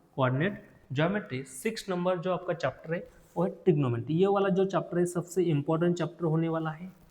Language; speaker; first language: Hindi; non-native, local second language; Marathi